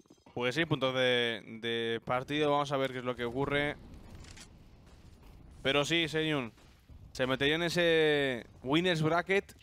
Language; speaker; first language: Spanish; native; Spanish